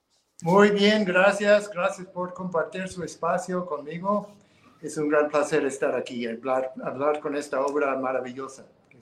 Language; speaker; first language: Spanish; non-native, fluent; English